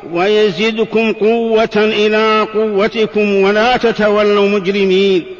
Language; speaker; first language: Arabic; native; Arabic